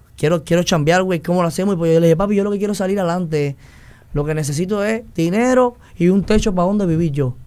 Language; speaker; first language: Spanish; native; Spanish